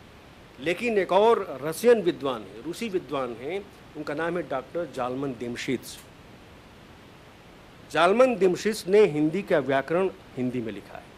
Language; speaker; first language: Hindi; native; Hindi